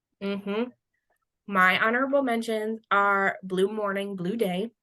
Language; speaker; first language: English; native; English